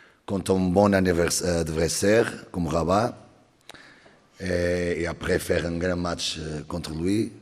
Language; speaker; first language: French; non-native, learner; Portuguese